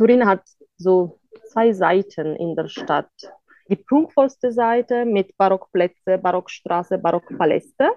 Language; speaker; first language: German; non-native, fluent; Italian